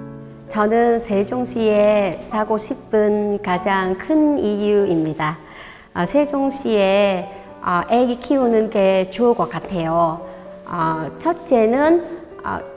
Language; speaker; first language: Korean; non-native, learner; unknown